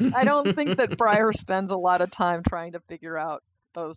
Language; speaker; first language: English; native; English